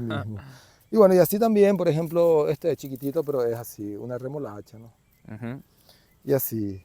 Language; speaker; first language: Spanish; native; Spanish